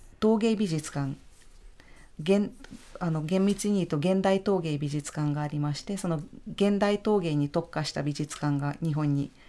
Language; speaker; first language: Japanese; non-native, fluent; Hungarian